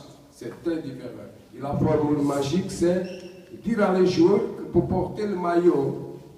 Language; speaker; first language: French; non-native, learner; Portuguese